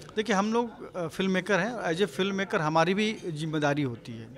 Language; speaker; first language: Hindi; native; Hindi